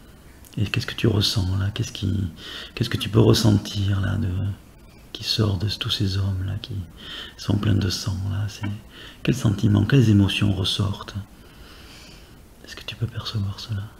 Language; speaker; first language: French; native; French